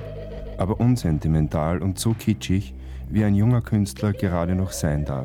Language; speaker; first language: German; native; German